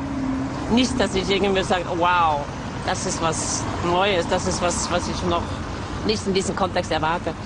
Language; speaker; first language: German; non-native, fluent; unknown